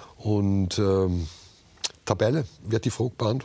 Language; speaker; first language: German; native; German